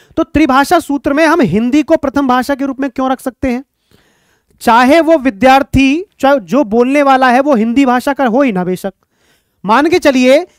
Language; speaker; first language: Hindi; native; Hindi